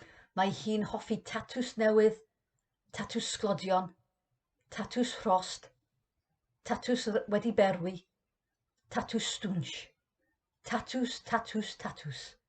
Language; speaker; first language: Welsh; non-native, learner; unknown